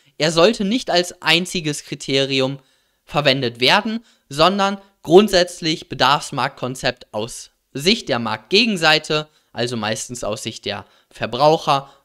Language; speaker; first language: German; native; German